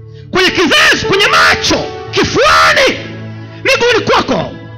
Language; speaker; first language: Swahili; native; Swahili